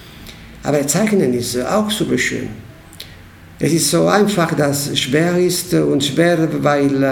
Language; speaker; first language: German; non-native, learner; Italian